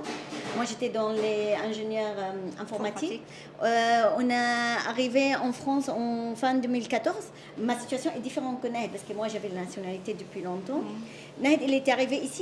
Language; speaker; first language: French; non-native, fluent; Arabic